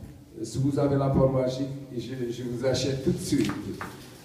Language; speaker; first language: French; non-native, learner; Portuguese